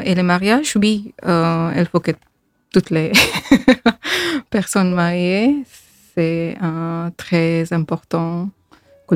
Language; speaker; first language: French; non-native, learner; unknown